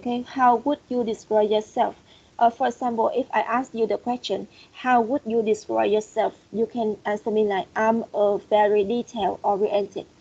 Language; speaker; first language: English; non-native, fluent; Vietnamese